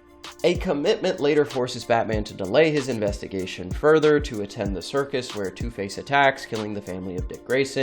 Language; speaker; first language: English; native; English